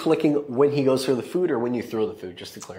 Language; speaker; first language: English; native; English